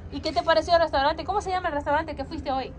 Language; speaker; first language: Spanish; native; Spanish